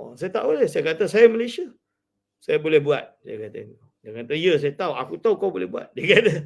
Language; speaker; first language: Malay; native; Malay